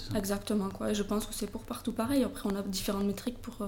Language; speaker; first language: French; native; French